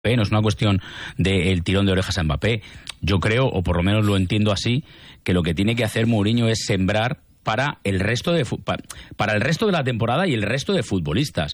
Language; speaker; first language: Spanish; native; Spanish